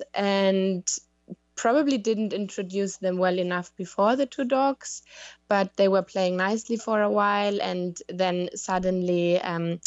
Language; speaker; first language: English; non-native, fluent; German